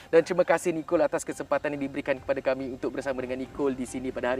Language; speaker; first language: Malay; native; Malay